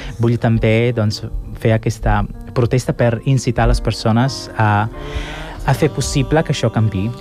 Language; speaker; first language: Catalan; non-native, fluent; Italian